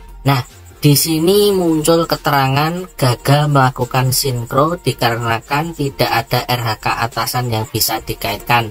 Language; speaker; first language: Indonesian; native; Indonesian